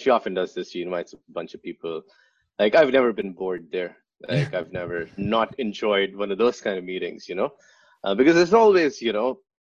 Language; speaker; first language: English; non-native, local second language; Urdu